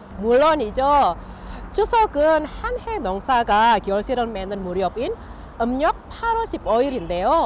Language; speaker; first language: Korean; non-native, fluent; Indonesian